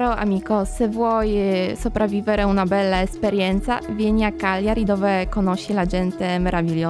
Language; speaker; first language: Italian; non-native, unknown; Polish